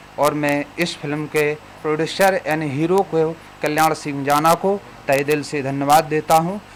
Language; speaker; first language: Hindi; native; Hindi